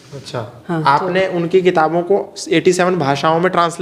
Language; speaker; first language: Hindi; native; Hindi